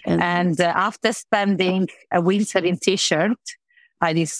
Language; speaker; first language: English; non-native, fluent; Italian